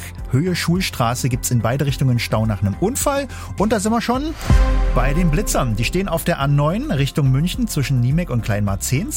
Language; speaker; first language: German; native; German